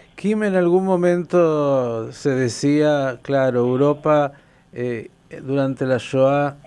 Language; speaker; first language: Spanish; native; Spanish